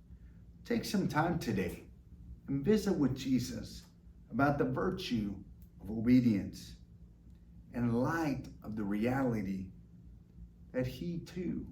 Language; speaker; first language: English; native; English